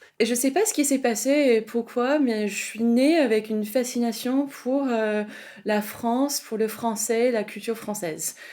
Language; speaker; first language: French; non-native, fluent; English